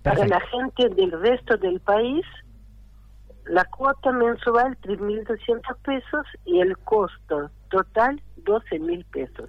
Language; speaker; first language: Spanish; non-native, fluent; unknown